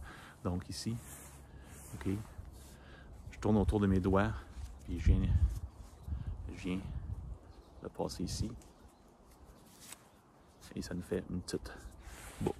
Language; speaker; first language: French; native; French